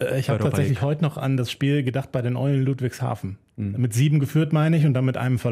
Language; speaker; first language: German; native; German